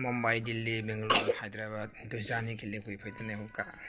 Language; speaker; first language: Hindi; non-native, local second language; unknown